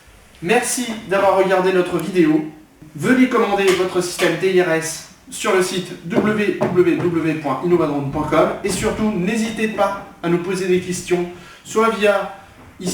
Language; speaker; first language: French; native; French